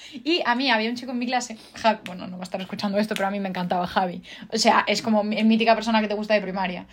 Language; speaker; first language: Spanish; native; Spanish